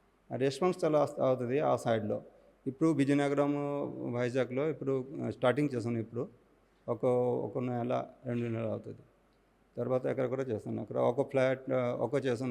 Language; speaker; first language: Telugu; non-native, local second language; Odia